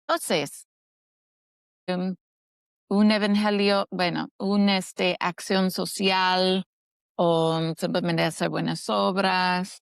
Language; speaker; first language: Spanish; non-native, fluent; English